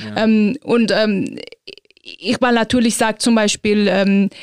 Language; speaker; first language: German; non-native, fluent; Azerbaijani